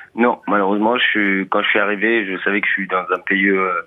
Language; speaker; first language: French; non-native, fluent; Persian